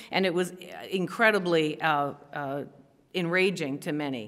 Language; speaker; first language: English; native; English